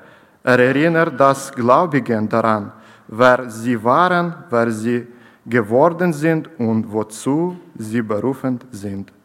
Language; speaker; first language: German; non-native, learner; Ukrainian